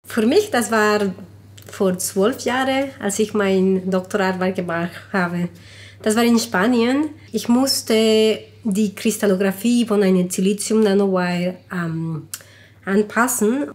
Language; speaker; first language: German; non-native, fluent; Spanish